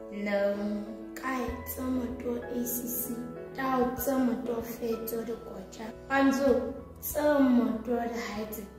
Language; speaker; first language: Chinese; non-native, learner; Southern Sotho